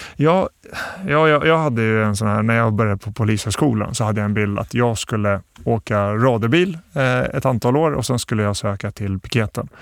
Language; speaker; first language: Swedish; early bilingual, other home language; Bosnian